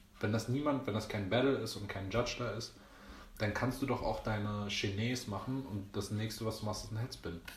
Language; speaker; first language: German; early bilingual, other home language; Greek